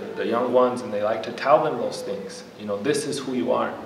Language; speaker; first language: English; native; English